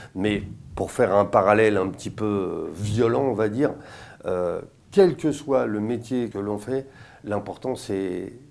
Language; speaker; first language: French; native; French